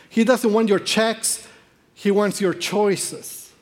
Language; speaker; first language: English; non-native, fluent; Spanish